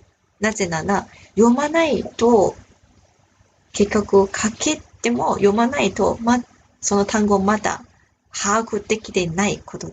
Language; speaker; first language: Japanese; non-native, fluent; Chinese